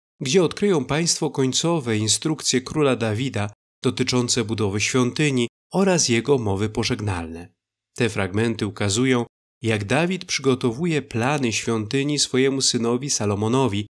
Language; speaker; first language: Polish; native; Polish